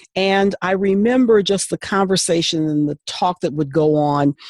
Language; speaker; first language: English; native; English